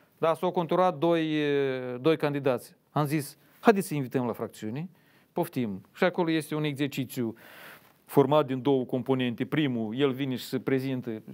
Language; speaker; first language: Romanian; native; Romanian